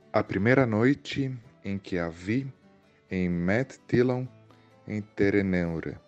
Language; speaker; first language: Portuguese; non-native, fluent; Croatian